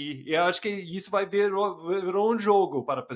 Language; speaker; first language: Portuguese; non-native, fluent; English